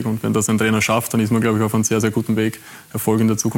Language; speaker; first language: German; native; German